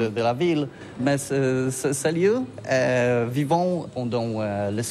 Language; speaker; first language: French; non-native, learner; Polish